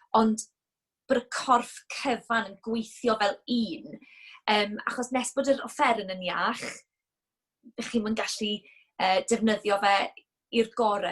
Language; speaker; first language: Welsh; native; Welsh